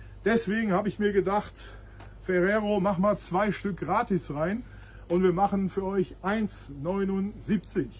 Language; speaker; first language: German; native; German